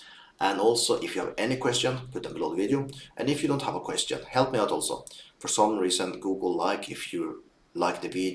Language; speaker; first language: English; non-native, fluent; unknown